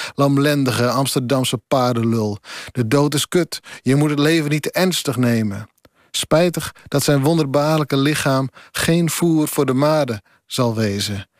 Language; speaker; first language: Dutch; non-native, local second language; Western Frisian